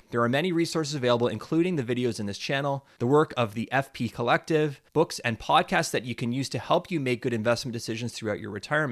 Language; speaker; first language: English; native; English